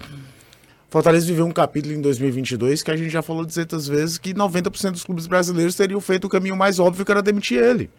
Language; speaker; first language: Portuguese; native; Portuguese